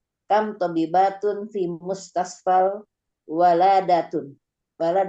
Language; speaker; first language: Arabic; non-native, learner; Indonesian